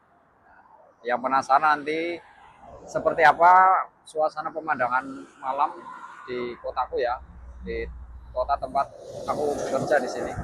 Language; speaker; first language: Indonesian; non-native, local second language; Javanese